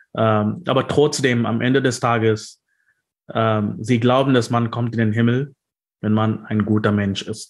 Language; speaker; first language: German; non-native, fluent; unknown